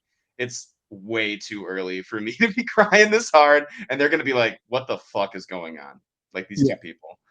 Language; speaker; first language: English; native; English